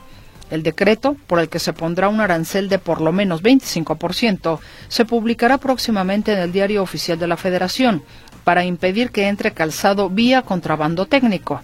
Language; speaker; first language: Spanish; native; Spanish